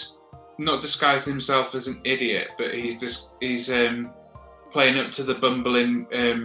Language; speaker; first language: English; native; English